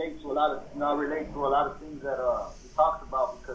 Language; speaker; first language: English; early bilingual, other home language; Spanish